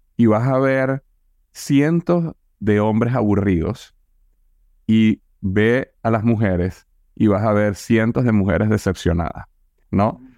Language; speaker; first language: Spanish; native; Spanish